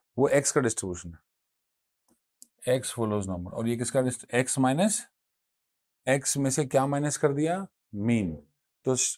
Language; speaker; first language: Hindi; native; Hindi